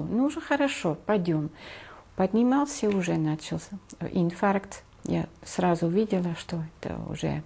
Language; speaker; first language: Russian; non-native, fluent; Dutch